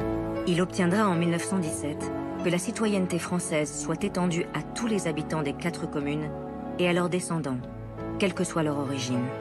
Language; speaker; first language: French; native; French